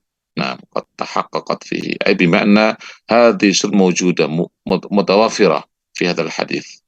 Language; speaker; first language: Arabic; non-native, fluent; Indonesian